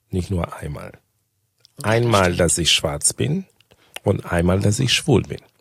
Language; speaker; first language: German; non-native, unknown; Portuguese